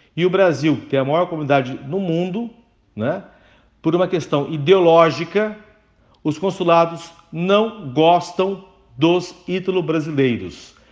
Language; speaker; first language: Portuguese; native; Portuguese